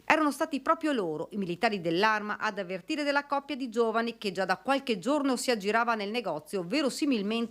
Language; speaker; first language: Italian; native; Italian